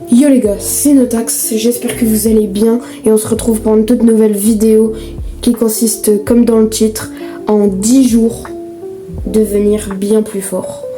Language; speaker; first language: French; native; French